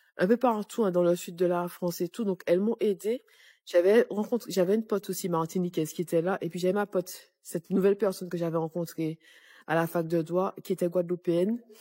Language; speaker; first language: French; native; French